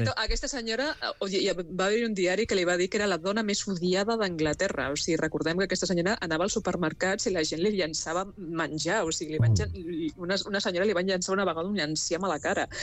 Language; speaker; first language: Catalan; non-native, local second language; Spanish